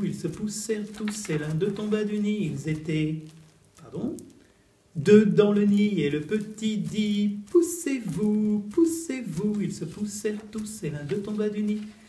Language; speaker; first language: French; native; French